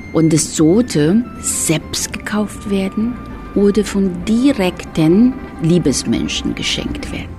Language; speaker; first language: German; non-native, fluent; Chinese